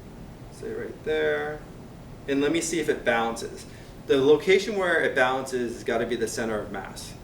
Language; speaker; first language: English; native; English